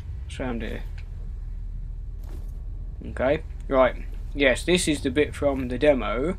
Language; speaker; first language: English; native; English